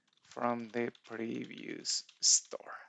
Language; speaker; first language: English; non-native, fluent; Spanish